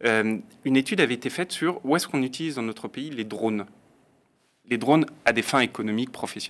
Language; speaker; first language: French; native; French